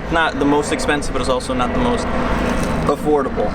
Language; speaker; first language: English; native; English